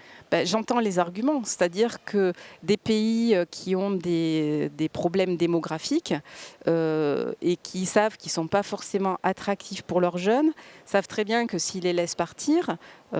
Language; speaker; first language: French; native; French